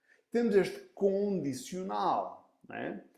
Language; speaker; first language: Portuguese; early bilingual, heritage; Portuguese